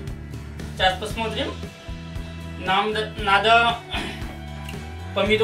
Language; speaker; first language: Russian; non-native, learner; Hindi